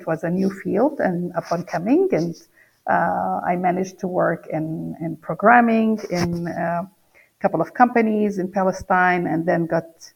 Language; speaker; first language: English; non-native, fluent; Arabic